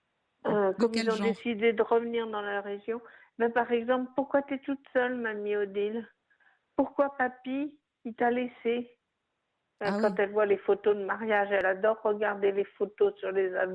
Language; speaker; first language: French; native; French